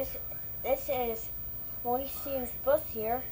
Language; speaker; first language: English; native; English